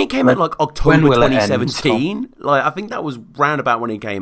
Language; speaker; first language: English; native; English